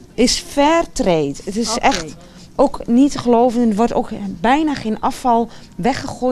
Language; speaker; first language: Dutch; native; Dutch